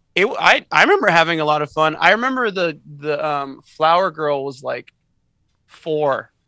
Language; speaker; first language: English; native; English